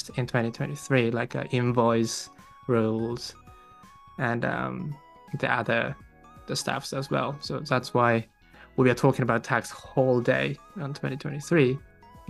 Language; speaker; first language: English; non-native, fluent; Japanese